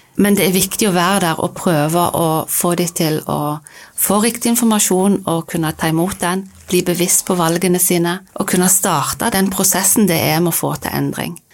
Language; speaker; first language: Norwegian; native; Norwegian